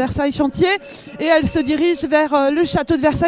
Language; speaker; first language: French; native; French